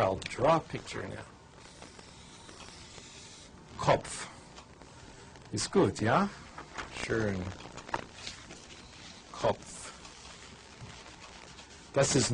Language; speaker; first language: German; non-native, fluent; English